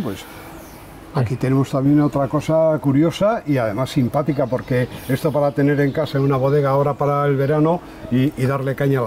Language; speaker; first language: Spanish; native; Spanish